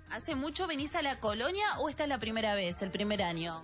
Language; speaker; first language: Spanish; native; Spanish